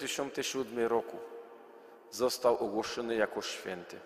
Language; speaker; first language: Polish; non-native, learner; Arabic